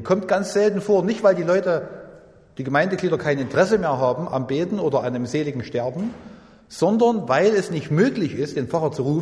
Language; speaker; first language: German; native; German